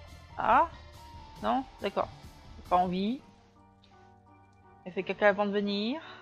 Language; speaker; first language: French; native; French